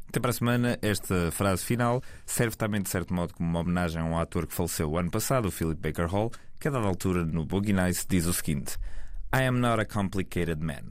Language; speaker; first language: Portuguese; native; Portuguese